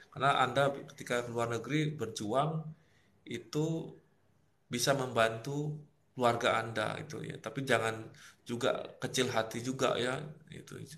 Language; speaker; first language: Indonesian; native; Indonesian